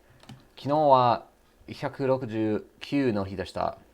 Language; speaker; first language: Japanese; non-native, learner; English